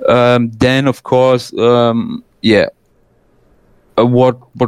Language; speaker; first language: English; non-native, fluent; German